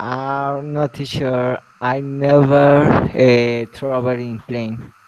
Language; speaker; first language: English; non-native, learner; Spanish